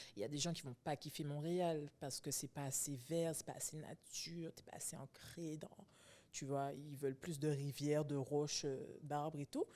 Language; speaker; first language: French; native; French